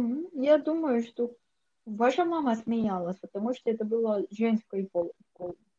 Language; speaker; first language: Russian; non-native, learner; Korean